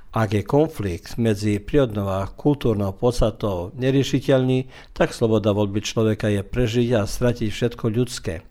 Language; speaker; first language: Slovak; early bilingual, heritage; Slovak